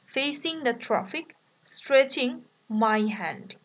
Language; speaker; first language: English; non-native, local second language; Bangla